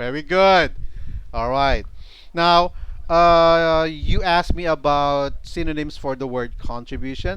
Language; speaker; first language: English; non-native, fluent; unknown